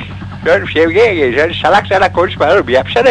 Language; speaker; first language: Turkish; native; Turkish